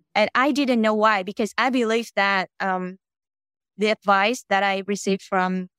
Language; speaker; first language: English; non-native, fluent; Vietnamese